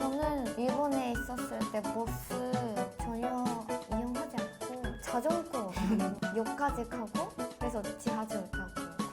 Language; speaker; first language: Korean; non-native, learner; Japanese